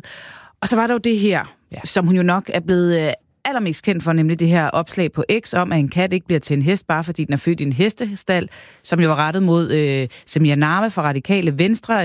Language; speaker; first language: Danish; native; Danish